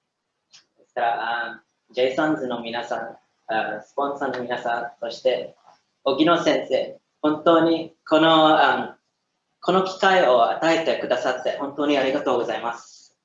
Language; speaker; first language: Japanese; non-native, learner; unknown